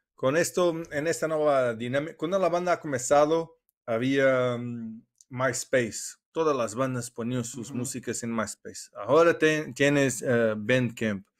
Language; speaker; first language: Spanish; non-native, learner; Portuguese